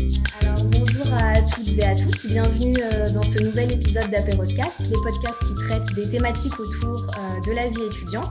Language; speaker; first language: French; native; French